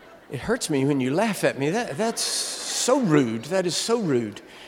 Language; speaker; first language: English; native; English